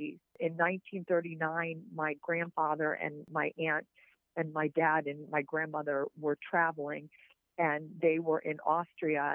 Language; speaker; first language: English; native; English